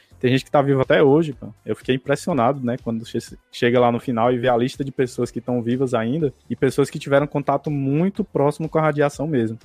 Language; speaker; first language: Portuguese; native; Portuguese